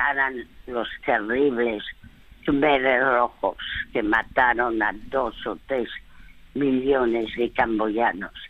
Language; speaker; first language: Spanish; early bilingual, other home language; French